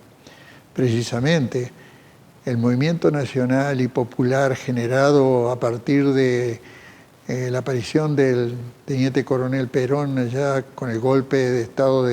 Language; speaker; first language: Spanish; native; Spanish